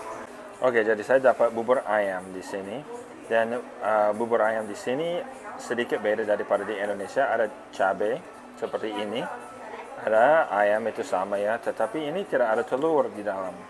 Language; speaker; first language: Indonesian; non-native, fluent; English